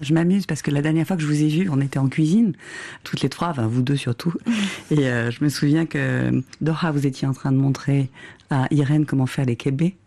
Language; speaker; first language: French; native; French